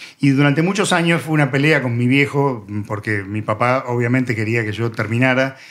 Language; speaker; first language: Spanish; native; Spanish